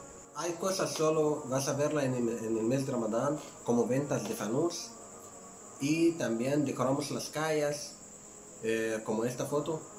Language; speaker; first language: Spanish; non-native, learner; Arabic